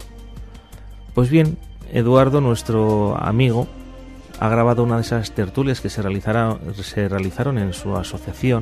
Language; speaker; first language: Spanish; native; Spanish